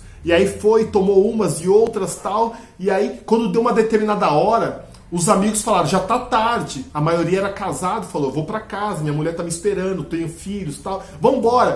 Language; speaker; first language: Portuguese; native; Portuguese